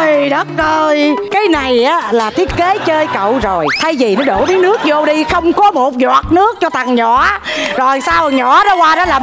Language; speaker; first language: Vietnamese; native; Vietnamese